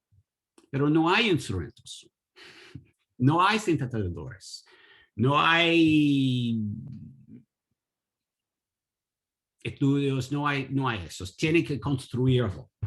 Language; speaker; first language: Spanish; non-native, learner; English